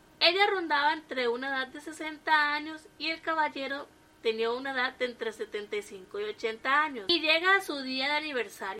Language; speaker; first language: Spanish; native; Spanish